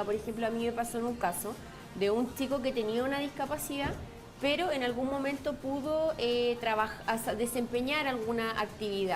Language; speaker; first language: Spanish; native; Spanish